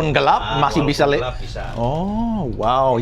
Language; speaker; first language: Indonesian; non-native, fluent; English